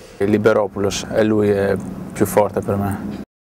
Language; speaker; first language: Italian; non-native, fluent; Greek